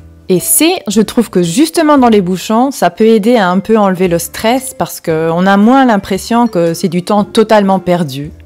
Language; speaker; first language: French; non-native, local second language; Luxembourgish